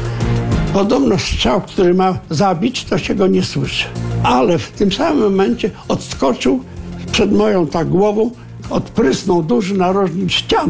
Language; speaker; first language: Polish; native; Polish